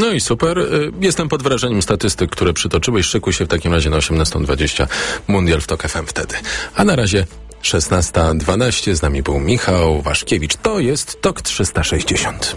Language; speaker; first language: Polish; native; Polish